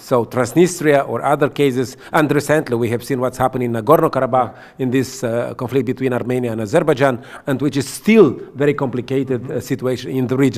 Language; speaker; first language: English; non-native, fluent; Romanian